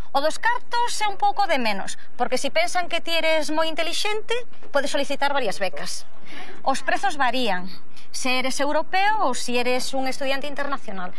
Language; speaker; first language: Galician; native; Galician